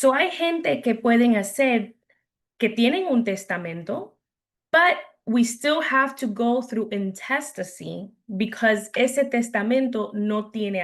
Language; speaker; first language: Spanish; early bilingual, heritage; English